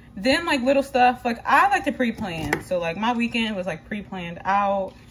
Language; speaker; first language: English; native; English